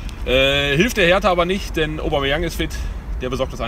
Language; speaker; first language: German; native; German